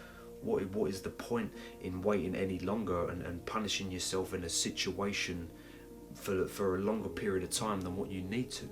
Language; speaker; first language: English; native; English